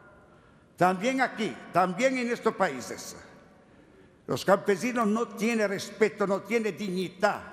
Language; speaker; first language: Spanish; non-native, learner; Italian